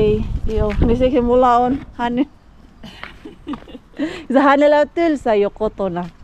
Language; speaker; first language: Finnish; non-native, learner; Filipino